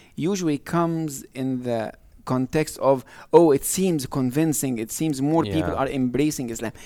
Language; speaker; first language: English; non-native, fluent; Arabic